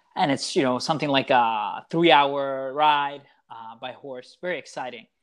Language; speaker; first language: English; early bilingual, other home language; Italian